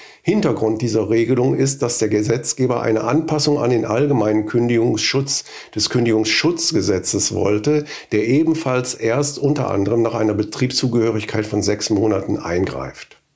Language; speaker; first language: German; native; German